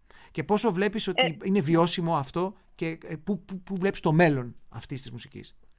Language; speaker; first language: Greek; native; Greek